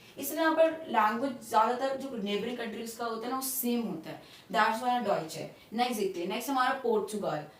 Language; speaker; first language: Hindi; native; Hindi